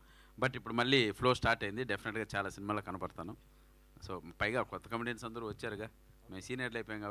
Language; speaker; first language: Telugu; native; Telugu